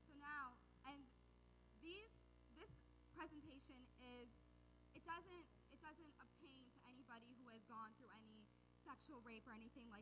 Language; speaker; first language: English; native; English